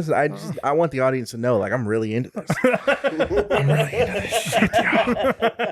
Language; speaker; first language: English; native; English